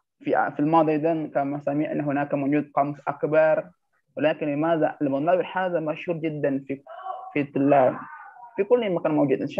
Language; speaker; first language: Arabic; non-native, learner; Indonesian